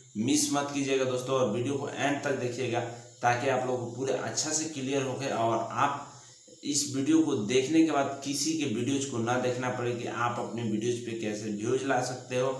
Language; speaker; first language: Hindi; native; Hindi